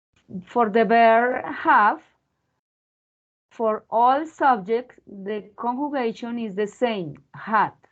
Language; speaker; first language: English; non-native, learner; Spanish